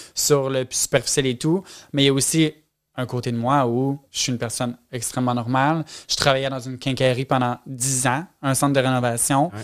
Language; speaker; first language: French; native; French